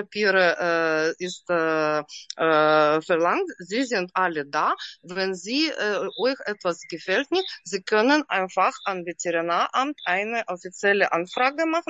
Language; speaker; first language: German; non-native, learner; Russian